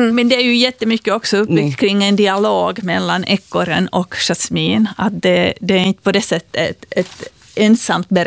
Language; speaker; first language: Swedish; native; Swedish